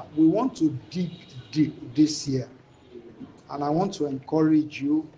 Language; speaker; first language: English; non-native, local second language; Yoruba